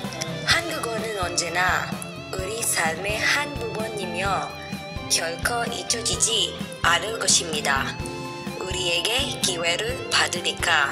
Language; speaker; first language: Korean; non-native, learner; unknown